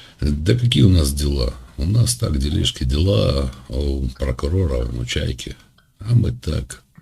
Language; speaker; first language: Russian; native; Russian